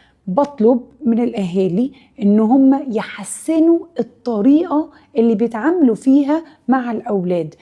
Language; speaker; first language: Arabic; native; Arabic